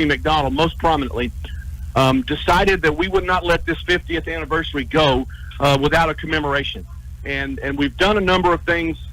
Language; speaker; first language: English; native; English